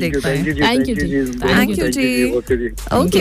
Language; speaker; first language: Hindi; native; Hindi